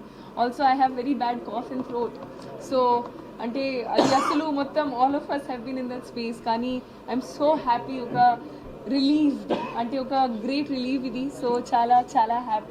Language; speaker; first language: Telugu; non-native, learner; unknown